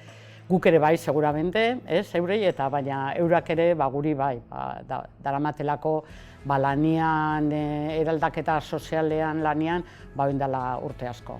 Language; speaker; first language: Basque; native; Basque